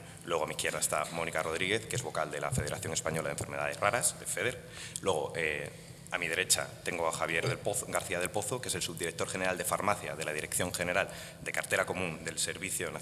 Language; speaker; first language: Spanish; native; Spanish